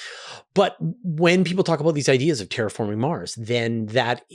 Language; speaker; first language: English; native; English